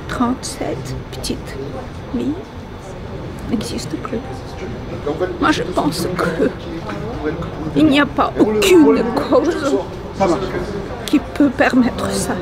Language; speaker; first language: French; non-native, fluent; Russian